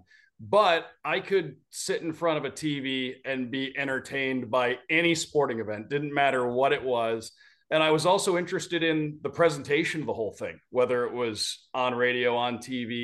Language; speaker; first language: English; native; English